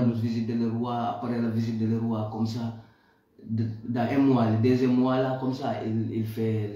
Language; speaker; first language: French; non-native, learner; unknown